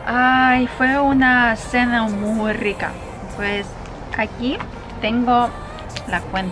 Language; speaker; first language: Spanish; non-native, fluent; Russian